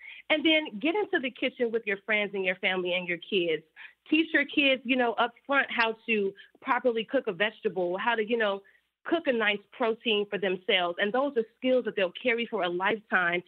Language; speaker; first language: English; native; English